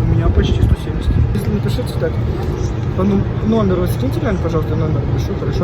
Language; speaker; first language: Russian; native; Russian